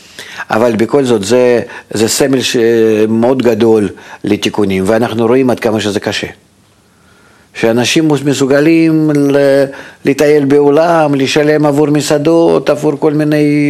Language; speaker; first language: Hebrew; non-native, fluent; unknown